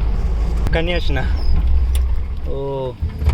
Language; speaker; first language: Russian; non-native, learner; Hindi